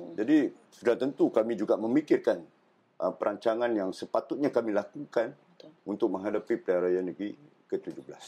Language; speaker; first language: Malay; native; Malay